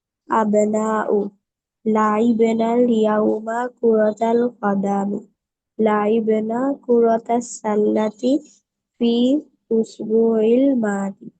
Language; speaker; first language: Arabic; non-native, learner; Bangla